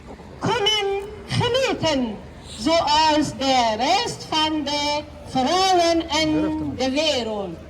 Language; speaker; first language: Dutch; non-native, fluent; Persian